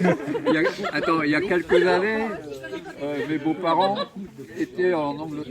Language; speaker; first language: French; native; French